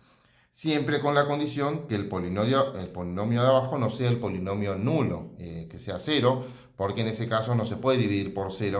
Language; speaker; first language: Spanish; native; Spanish